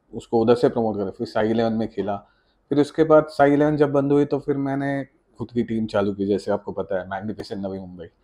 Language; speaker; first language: Hindi; non-native, local second language; Marathi